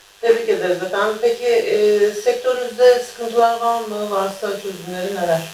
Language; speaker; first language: Turkish; native; Turkish